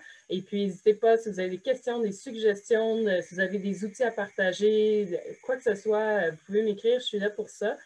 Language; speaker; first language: French; native; French